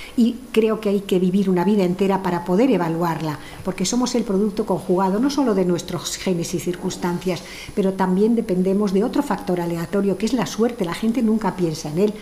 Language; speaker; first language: Spanish; early bilingual, other home language; French